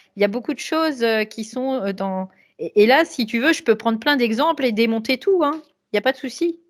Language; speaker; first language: French; native; French